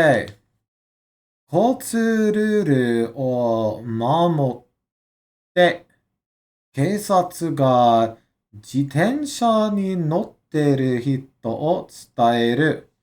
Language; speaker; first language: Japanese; non-native, learner; English